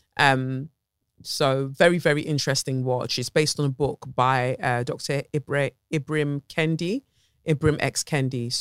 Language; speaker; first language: English; native; English